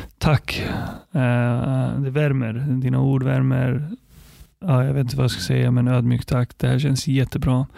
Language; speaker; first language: Swedish; early bilingual, other home language; Arabic